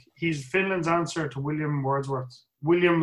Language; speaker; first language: English; native; English